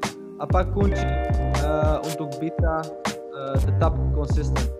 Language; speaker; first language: Indonesian; non-native, learner; Dutch